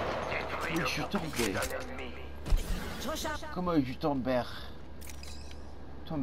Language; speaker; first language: French; non-native, learner; Japanese